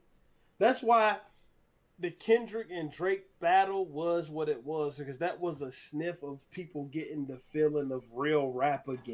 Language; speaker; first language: English; native; English